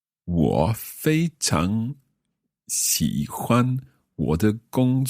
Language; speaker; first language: Chinese; non-native, learner; English